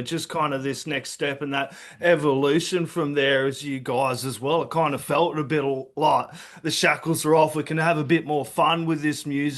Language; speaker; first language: English; native; English